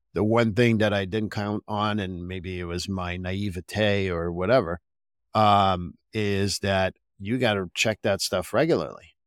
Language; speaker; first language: English; non-native, fluent; French